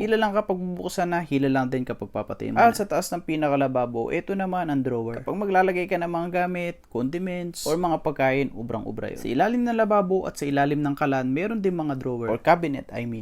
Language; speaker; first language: Filipino; native; Filipino